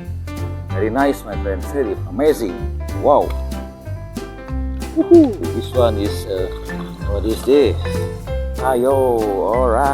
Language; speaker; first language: English; non-native, learner; Indonesian